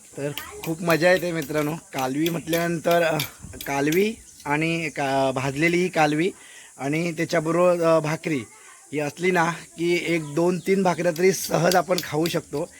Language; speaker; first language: Marathi; native; Marathi